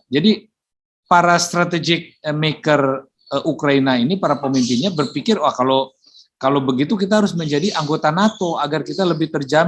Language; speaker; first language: Indonesian; native; Indonesian